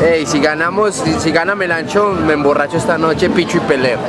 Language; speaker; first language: Spanish; native; Spanish